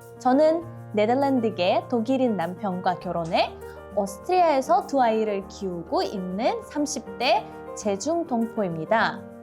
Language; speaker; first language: Korean; non-native, fluent; Russian